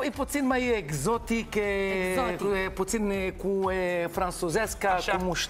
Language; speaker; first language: Romanian; non-native, learner; Hebrew